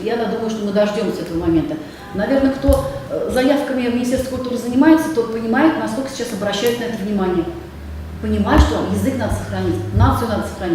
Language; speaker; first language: Russian; native; Russian